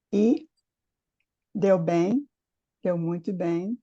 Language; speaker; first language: Portuguese; non-native, fluent; English